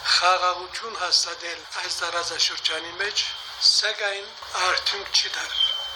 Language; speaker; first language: Armenian; native; Armenian